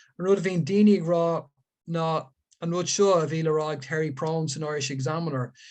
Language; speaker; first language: Irish; non-native, local second language; English